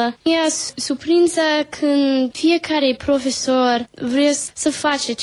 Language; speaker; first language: Romanian; non-native, learner; English